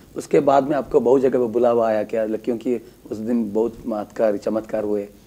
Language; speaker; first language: Hindi; non-native, local second language; Kannada